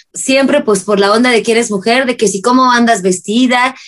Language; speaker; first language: Spanish; native; Spanish